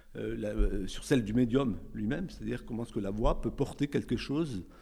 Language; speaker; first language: French; native; French